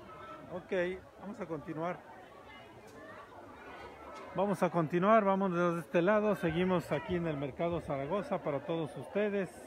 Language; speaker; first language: Spanish; native; Spanish